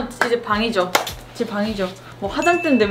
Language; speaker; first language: Korean; native; Korean